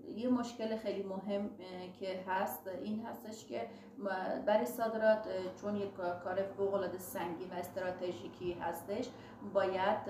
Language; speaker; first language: Persian; native; Persian